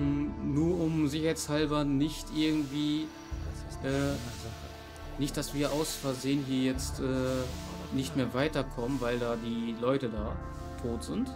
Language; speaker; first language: German; native; German